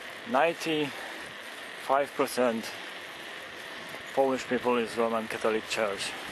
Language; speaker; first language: English; non-native, learner; Polish